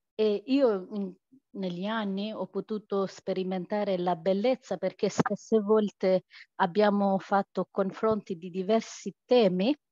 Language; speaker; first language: Italian; non-native, fluent; Albanian